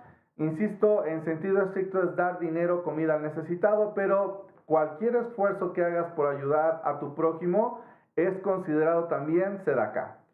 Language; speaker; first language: Spanish; native; Spanish